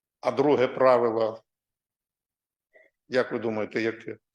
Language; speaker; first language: Ukrainian; non-native, local second language; Russian